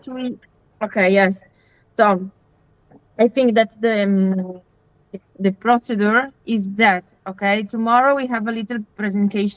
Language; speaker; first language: English; non-native, learner; Italian